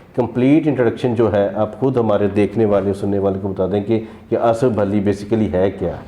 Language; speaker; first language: Urdu; non-native, local second language; Punjabi